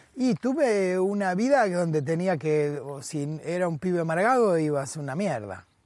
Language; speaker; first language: Spanish; native; Spanish